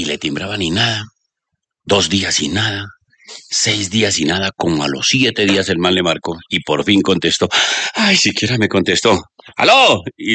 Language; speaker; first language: Spanish; native; Spanish